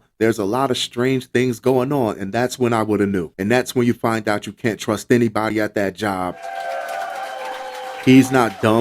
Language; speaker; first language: English; native; English